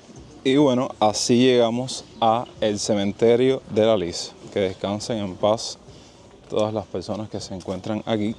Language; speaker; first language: Spanish; native; Spanish